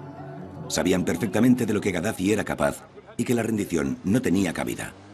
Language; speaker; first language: Spanish; native; Spanish